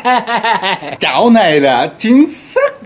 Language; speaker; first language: Vietnamese; non-native, learner; Japanese